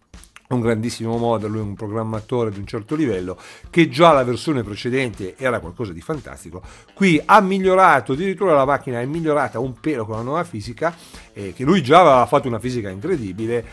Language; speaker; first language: Italian; native; Italian